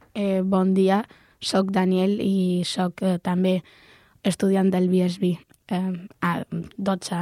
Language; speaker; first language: Catalan; non-native, local second language; Spanish